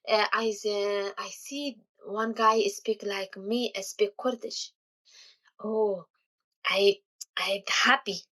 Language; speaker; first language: English; non-native, learner; Kurdish